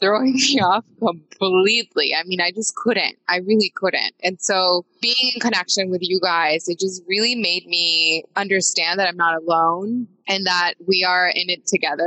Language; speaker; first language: English; non-native, fluent; Spanish